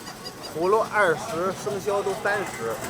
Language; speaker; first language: Chinese; native; Chinese